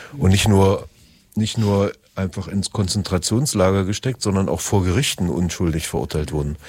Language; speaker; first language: German; native; German